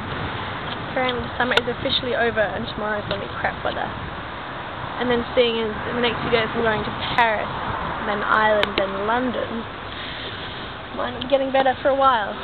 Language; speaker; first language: English; native; English